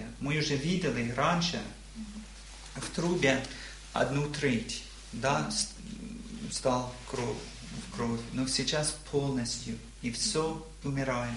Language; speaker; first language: Russian; non-native, learner; English